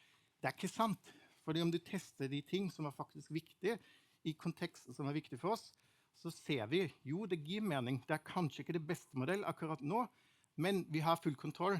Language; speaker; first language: Norwegian; non-native, fluent; German